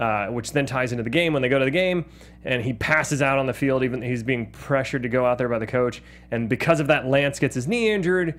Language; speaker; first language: English; native; English